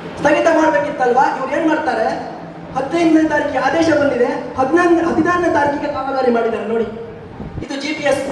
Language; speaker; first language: Kannada; native; Kannada